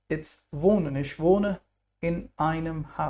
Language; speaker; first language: German; non-native, fluent; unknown